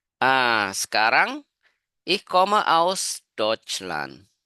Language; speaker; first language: German; non-native, learner; Indonesian